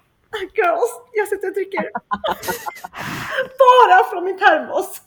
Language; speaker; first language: Swedish; early bilingual, other home language; Chinese